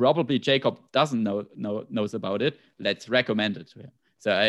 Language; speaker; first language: English; non-native, fluent; German